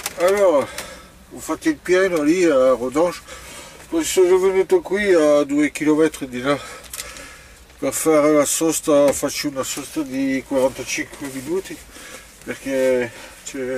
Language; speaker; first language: Italian; non-native, fluent; French